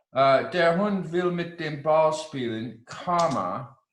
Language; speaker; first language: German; non-native, fluent; English